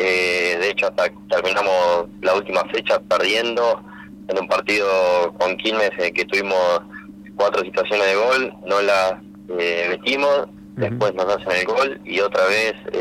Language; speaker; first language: Spanish; native; Spanish